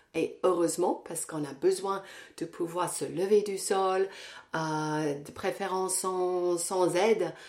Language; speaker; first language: French; non-native, fluent; English